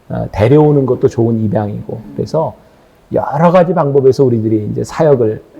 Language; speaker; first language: Korean; native; Korean